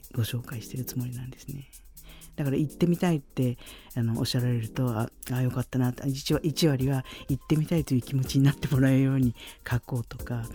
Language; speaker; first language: Japanese; native; Japanese